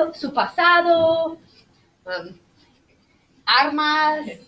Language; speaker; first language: Spanish; non-native, fluent; English